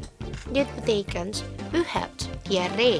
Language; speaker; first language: Dutch; non-native, learner; Indonesian